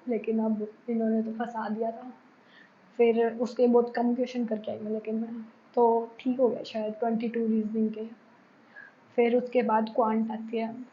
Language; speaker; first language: Hindi; native; Hindi